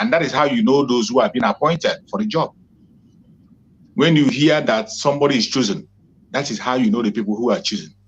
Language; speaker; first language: English; non-native, local second language; Igbo